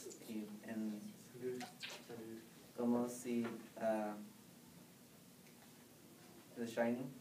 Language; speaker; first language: Spanish; non-native, learner; English